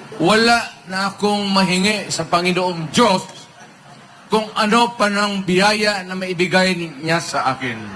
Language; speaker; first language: Filipino; non-native, local second language; Cebuano